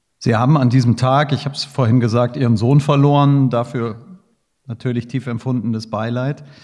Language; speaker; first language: German; native; German